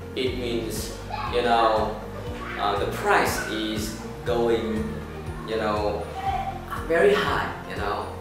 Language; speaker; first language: English; non-native, fluent; Vietnamese